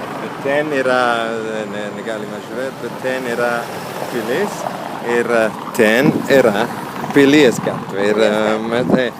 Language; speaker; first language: Lithuanian; non-native, learner; Italian